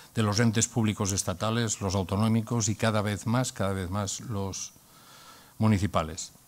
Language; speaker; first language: Spanish; non-native, local second language; Catalan